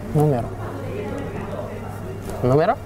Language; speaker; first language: Italian; non-native, learner; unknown